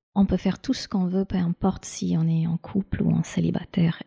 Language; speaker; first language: French; non-native, fluent; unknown